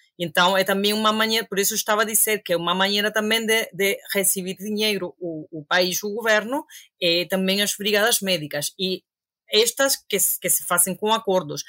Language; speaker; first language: Portuguese; non-native, fluent; Spanish